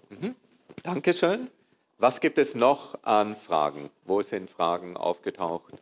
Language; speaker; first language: German; native; German